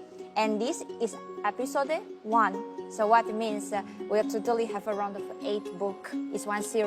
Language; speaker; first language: English; non-native, learner; Chinese